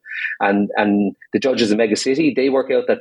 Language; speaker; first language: English; native; English